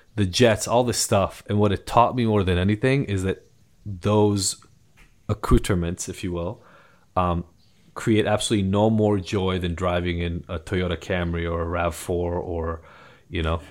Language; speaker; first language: English; non-native, fluent; Hebrew